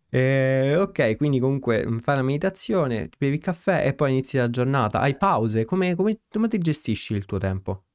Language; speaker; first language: Italian; early bilingual, other home language; Romanian